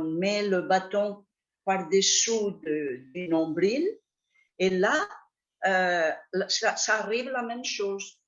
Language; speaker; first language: French; non-native, fluent; Catalan